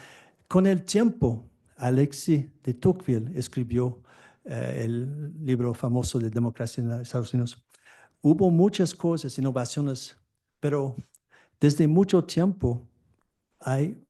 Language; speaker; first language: Spanish; non-native, fluent; French